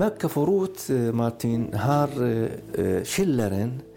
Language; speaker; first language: Swedish; non-native, learner; Arabic